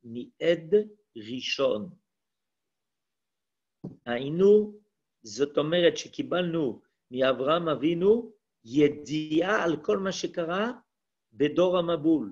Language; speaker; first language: Hebrew; non-native, fluent; French